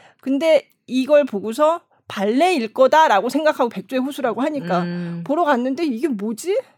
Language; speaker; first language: Korean; native; Korean